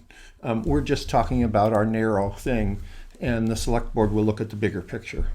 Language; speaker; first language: English; native; English